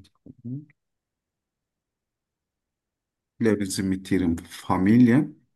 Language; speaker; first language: German; non-native, learner; Turkish